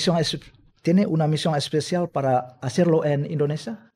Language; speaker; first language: Spanish; non-native, fluent; Indonesian